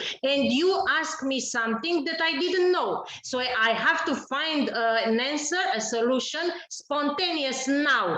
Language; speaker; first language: English; non-native, learner; Romanian